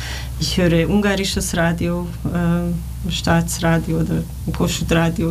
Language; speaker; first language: German; non-native, fluent; Romanian